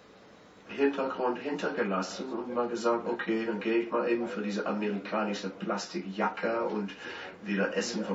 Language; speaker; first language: German; non-native, fluent; Dutch